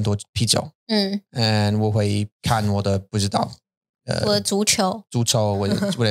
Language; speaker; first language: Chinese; non-native, learner; English